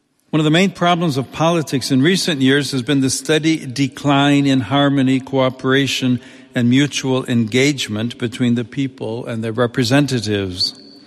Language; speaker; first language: English; native; English